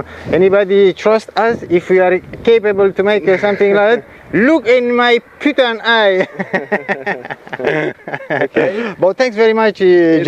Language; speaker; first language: English; non-native, learner; French